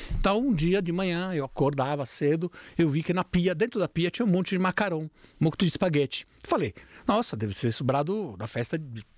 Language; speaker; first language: Portuguese; non-native, fluent; Italian